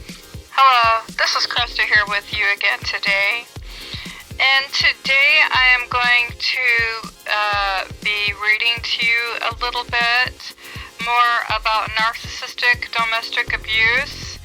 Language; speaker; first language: English; native; English